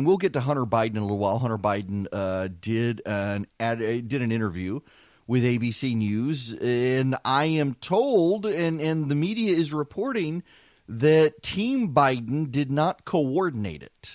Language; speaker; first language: English; native; English